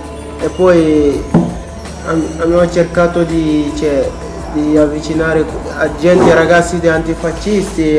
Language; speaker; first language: Italian; non-native, learner; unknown